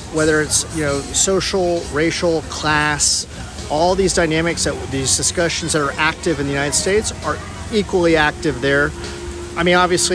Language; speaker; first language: English; native; English